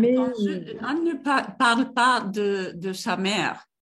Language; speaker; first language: French; non-native, learner; Spanish